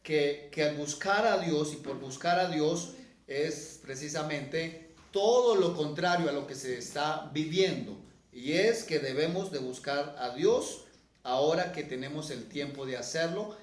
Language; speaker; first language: Spanish; native; Spanish